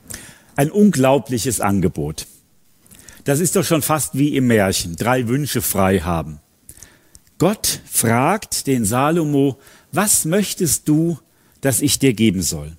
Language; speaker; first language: German; native; German